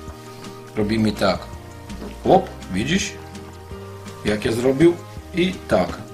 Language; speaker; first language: Polish; non-native, fluent; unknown